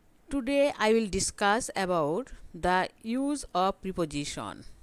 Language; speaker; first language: English; non-native, local second language; Bangla